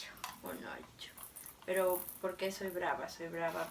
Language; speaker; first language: Spanish; native; Spanish